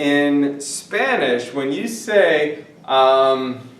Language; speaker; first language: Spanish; non-native, fluent; English